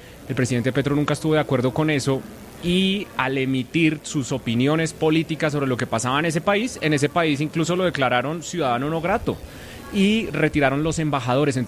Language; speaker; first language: Spanish; native; Spanish